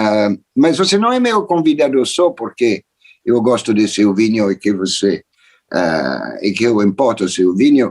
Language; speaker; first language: Portuguese; non-native, fluent; French